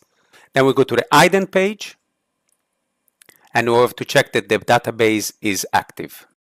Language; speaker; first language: English; non-native, fluent; Italian